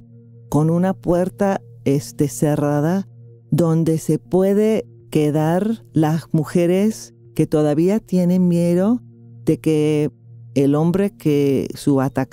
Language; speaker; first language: Spanish; non-native, fluent; English